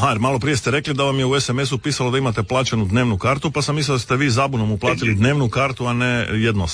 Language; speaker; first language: Serbian; native; Serbian